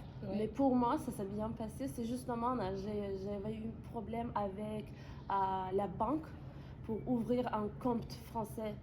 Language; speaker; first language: French; non-native, fluent; Azerbaijani